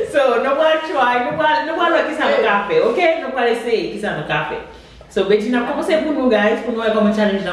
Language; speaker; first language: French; non-native, learner; Haitian Creole